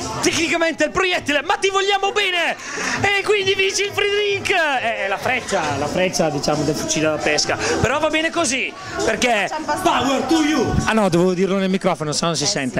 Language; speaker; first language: Italian; native; Italian